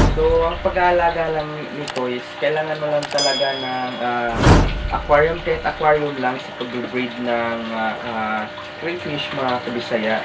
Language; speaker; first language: Filipino; non-native, local second language; Cebuano